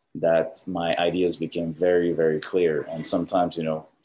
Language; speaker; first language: English; native; English